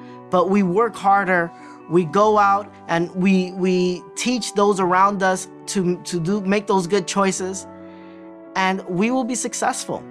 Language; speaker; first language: English; early bilingual, other home language; Spanish